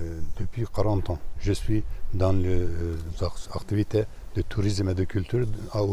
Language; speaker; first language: French; non-native, fluent; Turkish